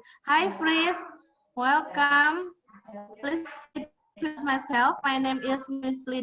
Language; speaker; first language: English; non-native, fluent; Indonesian